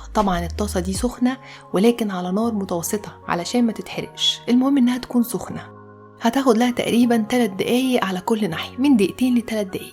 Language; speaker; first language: Arabic; native; Arabic